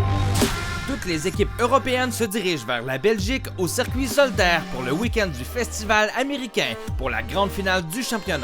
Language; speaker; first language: French; native; French